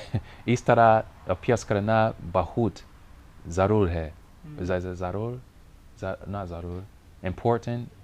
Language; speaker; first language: Hindi; non-native, learner; English